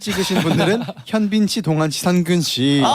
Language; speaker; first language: Korean; native; Korean